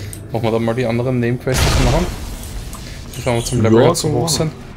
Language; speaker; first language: German; native; German